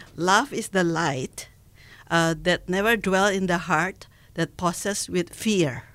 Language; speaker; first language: English; non-native, learner; Indonesian